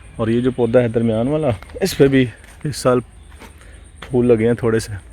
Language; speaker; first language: Urdu; native; Urdu